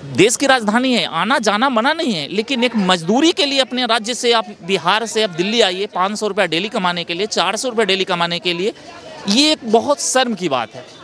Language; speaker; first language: Hindi; native; Hindi